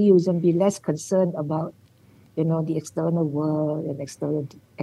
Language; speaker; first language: English; non-native, local second language; Min Nan Chinese